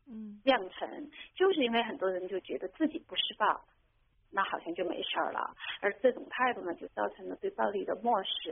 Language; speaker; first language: Chinese; native; Chinese